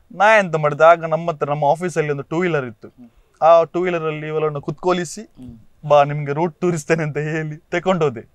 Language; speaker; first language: Kannada; non-native, local second language; Badaga